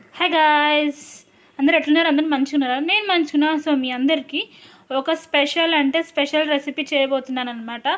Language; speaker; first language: Telugu; non-native, local second language; Lambadi